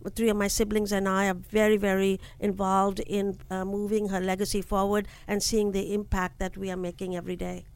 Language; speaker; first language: English; non-native, local second language; Hindi